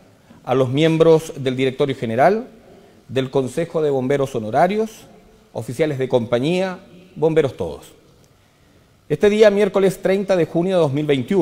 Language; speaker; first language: Spanish; native; Spanish